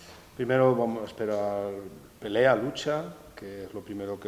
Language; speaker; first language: Spanish; native; Spanish